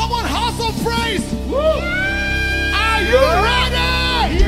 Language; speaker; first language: English; non-native, local second language; Igbo